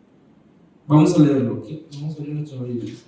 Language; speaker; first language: Spanish; native; Spanish